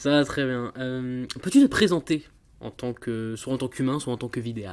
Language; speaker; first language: French; native; French